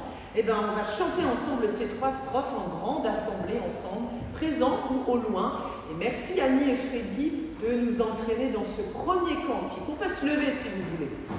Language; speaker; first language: French; native; French